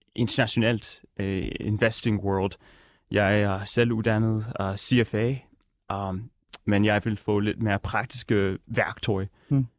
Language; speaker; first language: Danish; native; Danish